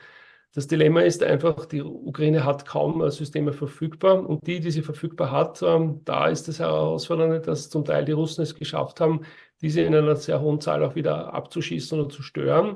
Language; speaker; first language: German; native; German